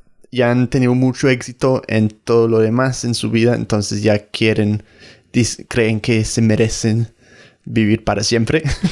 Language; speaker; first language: Spanish; non-native, fluent; English